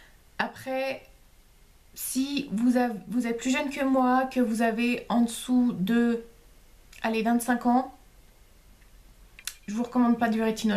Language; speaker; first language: French; native; French